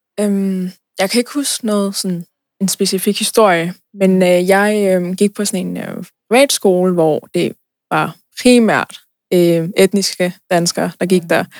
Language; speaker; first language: Danish; early bilingual, other home language; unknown